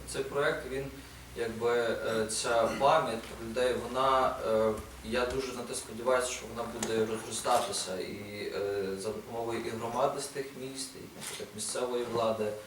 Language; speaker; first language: Ukrainian; native; Ukrainian